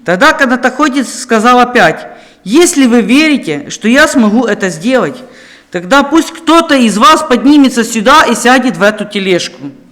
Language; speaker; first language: Russian; non-native, local second language; Ukrainian